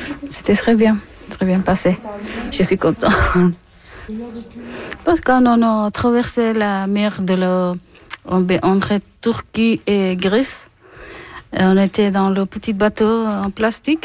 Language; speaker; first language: French; non-native, learner; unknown